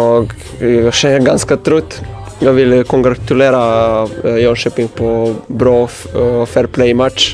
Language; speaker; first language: Swedish; non-native, learner; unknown